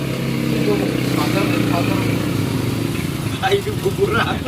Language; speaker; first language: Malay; non-native, local second language; Sundanese